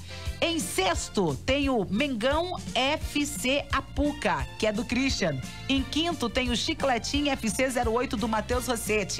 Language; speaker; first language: Portuguese; native; Portuguese